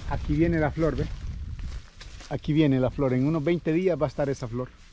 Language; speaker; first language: Spanish; native; Spanish